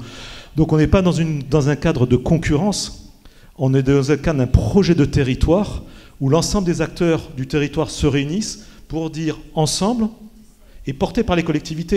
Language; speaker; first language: French; native; French